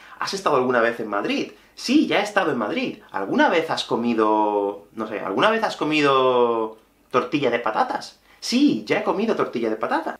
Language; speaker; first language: Spanish; native; Spanish